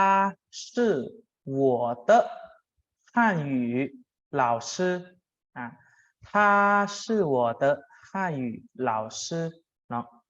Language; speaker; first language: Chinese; non-native, fluent; Lao